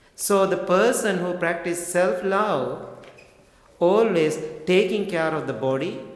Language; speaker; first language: English; non-native, local second language; Sinhala